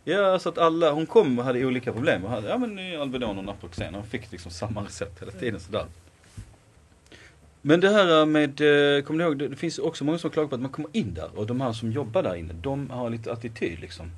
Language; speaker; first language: Swedish; native; Swedish